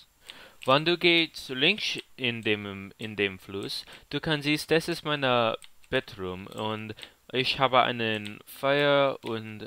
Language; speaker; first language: German; non-native, learner; English